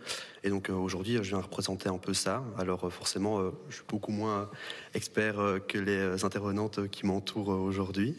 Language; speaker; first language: French; native; French